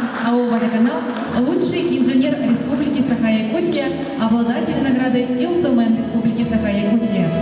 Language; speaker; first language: Russian; native; Russian